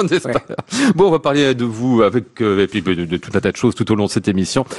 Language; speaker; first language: French; native; French